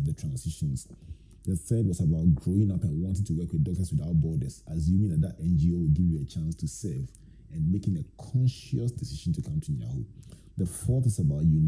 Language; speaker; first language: English; non-native, local second language; Akan